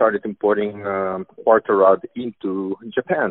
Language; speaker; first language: English; non-native, fluent; Russian